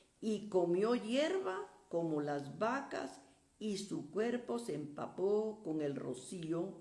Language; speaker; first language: Spanish; native; Spanish